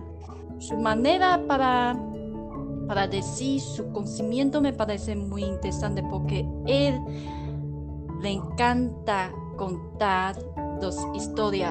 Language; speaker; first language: Spanish; non-native, learner; Chinese